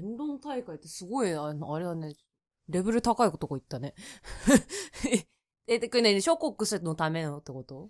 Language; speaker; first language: Japanese; native; Japanese